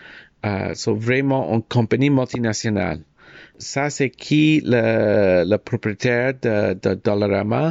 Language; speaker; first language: French; non-native, learner; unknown